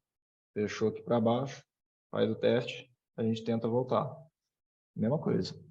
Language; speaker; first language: Portuguese; native; Portuguese